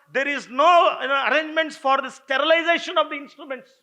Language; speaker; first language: English; non-native, local second language; Kannada